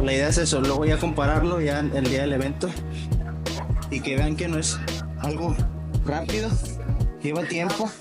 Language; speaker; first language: Spanish; native; Spanish